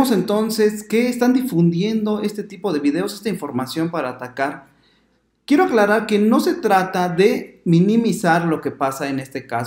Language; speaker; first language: Spanish; native; Spanish